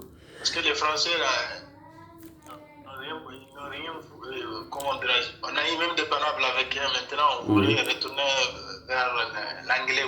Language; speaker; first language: French; non-native, local second language; Bambara